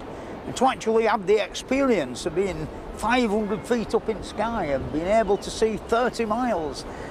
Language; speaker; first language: English; native; English